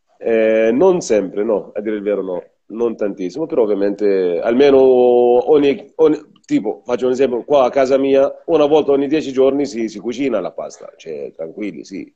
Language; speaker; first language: Italian; non-native, fluent; Arabic